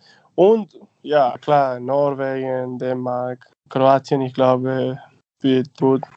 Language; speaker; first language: German; non-native, fluent; Spanish